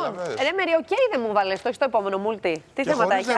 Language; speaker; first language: Greek; native; Greek